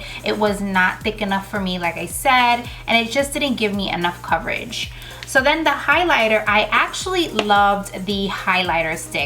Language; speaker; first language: English; native; English